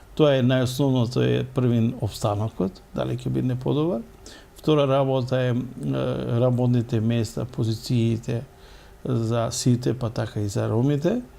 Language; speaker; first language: Macedonian; non-native, local second language; Romany